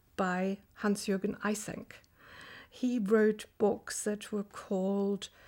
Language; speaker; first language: English; non-native, fluent; German